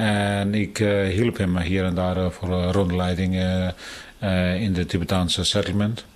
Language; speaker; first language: Dutch; non-native, fluent; Tibetan